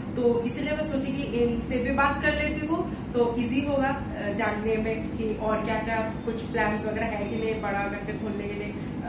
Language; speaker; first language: Hindi; non-native, local second language; Bangla